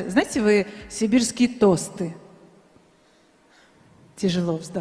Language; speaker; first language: Russian; native; Russian